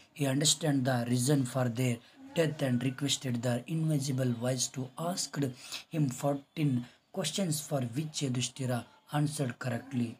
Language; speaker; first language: English; non-native, local second language; Kannada